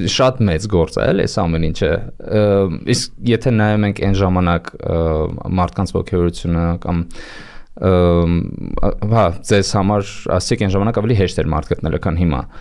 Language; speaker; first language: Armenian; native; Armenian